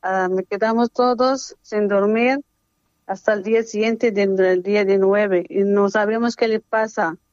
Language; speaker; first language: Spanish; non-native, learner; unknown